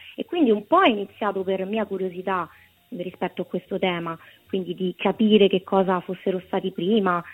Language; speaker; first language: Italian; native; Italian